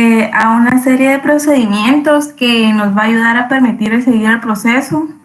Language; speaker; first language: Spanish; native; Spanish